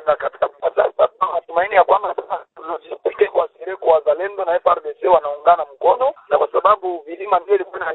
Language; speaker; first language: Swahili; native; Swahili